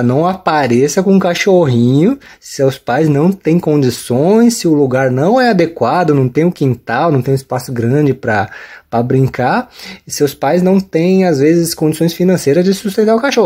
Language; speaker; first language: Portuguese; native; Portuguese